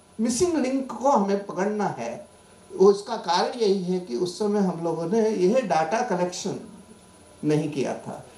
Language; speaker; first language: Hindi; non-native, local second language; Marathi